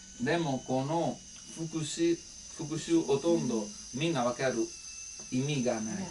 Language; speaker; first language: Japanese; non-native, learner; Italian